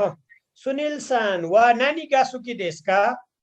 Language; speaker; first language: Japanese; non-native, fluent; Nepali